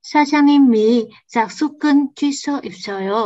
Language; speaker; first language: Korean; non-native, learner; Vietnamese